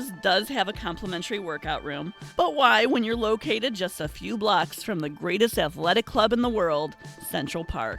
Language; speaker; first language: English; native; English